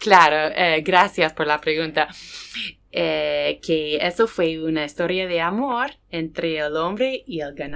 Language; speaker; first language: Spanish; non-native, fluent; English